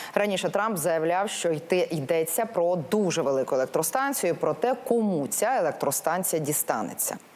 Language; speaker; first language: Ukrainian; native; Ukrainian